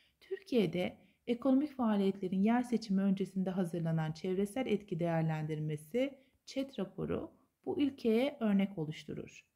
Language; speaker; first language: Turkish; native; Turkish